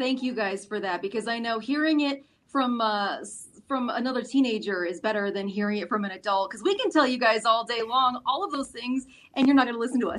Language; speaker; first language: English; native; English